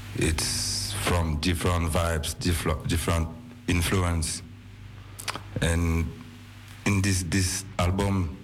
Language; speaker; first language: English; non-native, learner; French